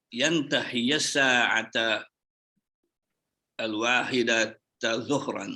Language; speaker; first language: Arabic; non-native, learner; English